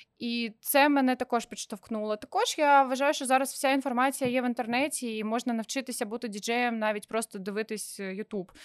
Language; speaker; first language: Ukrainian; non-native, local second language; Russian